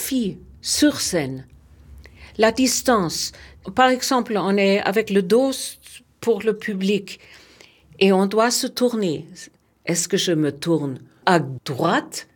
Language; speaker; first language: French; non-native, fluent; German